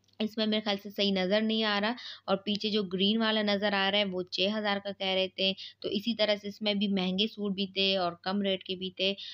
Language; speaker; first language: Urdu; native; Urdu